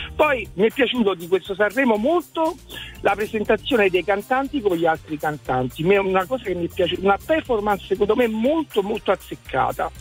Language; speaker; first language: Italian; native; Italian